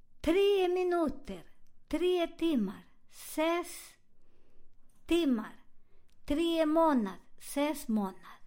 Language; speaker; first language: Swedish; non-native, learner; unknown